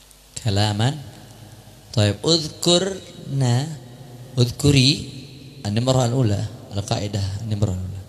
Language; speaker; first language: Arabic; non-native, fluent; Indonesian